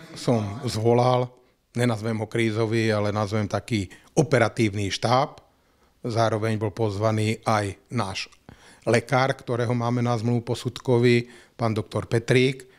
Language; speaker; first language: Slovak; native; Slovak